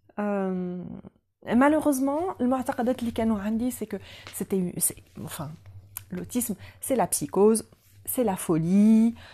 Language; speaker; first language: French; non-native, local second language; Arabic